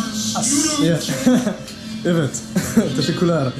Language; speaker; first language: Turkish; non-native, learner; French